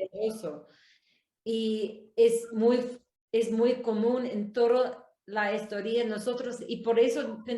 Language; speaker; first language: Spanish; non-native, learner; English